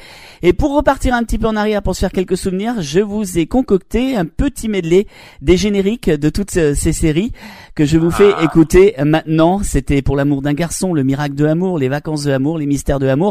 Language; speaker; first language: French; native; French